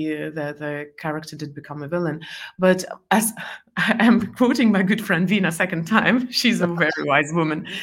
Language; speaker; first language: English; non-native, fluent; Estonian